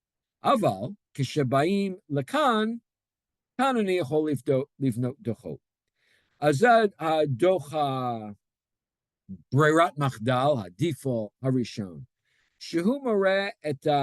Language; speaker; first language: Hebrew; non-native, fluent; English